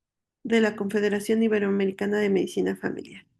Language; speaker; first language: Spanish; native; Spanish